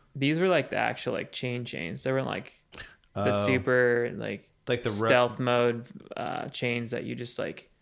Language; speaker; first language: English; native; English